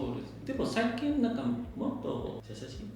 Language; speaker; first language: Japanese; non-native, learner; Vietnamese